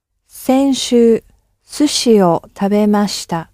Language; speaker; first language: Japanese; non-native, learner; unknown